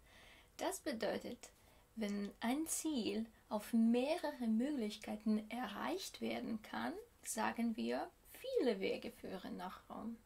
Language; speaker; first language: German; non-native, fluent; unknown